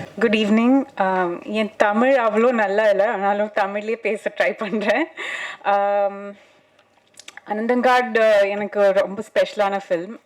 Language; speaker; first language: Tamil; non-native, fluent; Malayalam